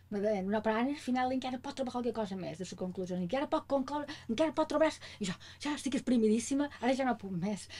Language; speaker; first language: Catalan; native; Catalan